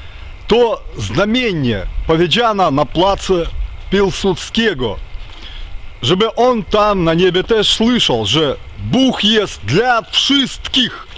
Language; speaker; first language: Polish; non-native, fluent; Ukrainian